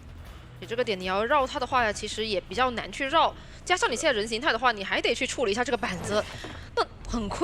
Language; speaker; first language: Chinese; native; Chinese